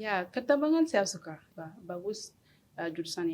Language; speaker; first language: Indonesian; non-native, learner; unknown